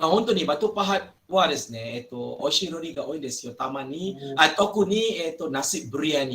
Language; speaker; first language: Japanese; non-native, fluent; Malay